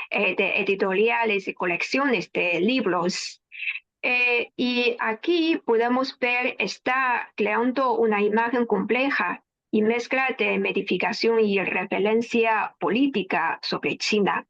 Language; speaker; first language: Spanish; non-native, fluent; Chinese